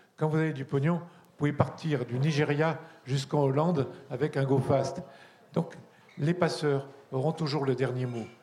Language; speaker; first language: French; native; French